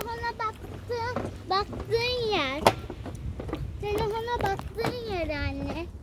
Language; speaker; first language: Turkish; early bilingual, other home language; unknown